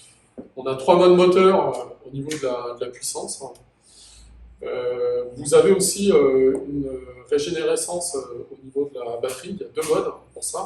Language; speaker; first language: French; native; French